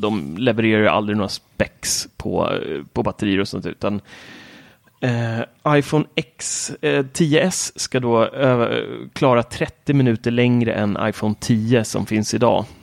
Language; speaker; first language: Swedish; native; Swedish